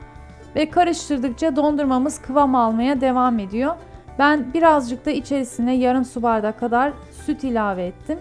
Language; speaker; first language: Turkish; native; Turkish